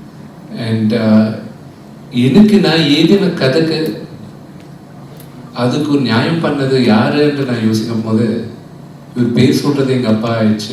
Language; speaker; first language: Tamil; non-native, local second language; Telugu